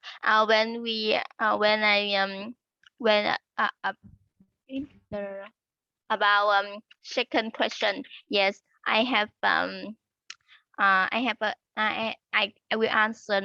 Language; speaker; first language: English; non-native, learner; Vietnamese